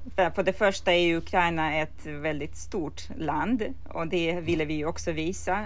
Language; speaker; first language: Swedish; non-native, fluent; Ukrainian